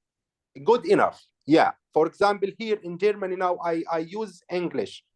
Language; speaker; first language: English; non-native, learner; Arabic